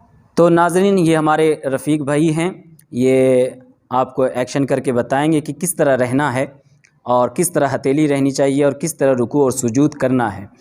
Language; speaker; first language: Urdu; native; Urdu